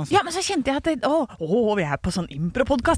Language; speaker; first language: Norwegian; native; Norwegian